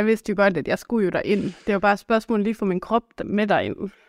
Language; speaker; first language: Danish; native; Danish